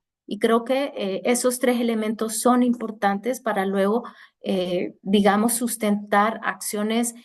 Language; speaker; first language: Spanish; native; Spanish